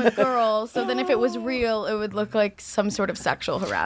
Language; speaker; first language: English; native; English